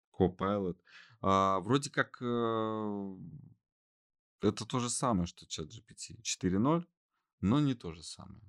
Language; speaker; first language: Russian; native; Russian